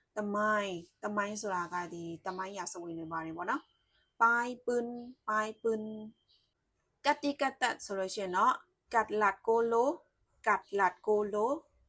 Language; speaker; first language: Burmese; non-native, local second language; Shan